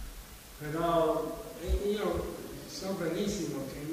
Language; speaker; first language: Italian; non-native, fluent; English